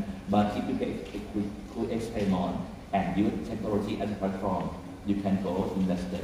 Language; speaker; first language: English; non-native, fluent; Thai